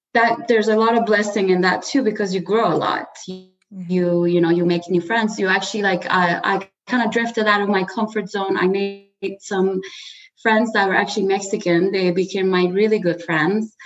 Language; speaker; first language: English; early bilingual, other home language; Persian